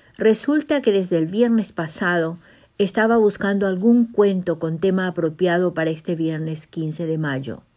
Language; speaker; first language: Spanish; native; Spanish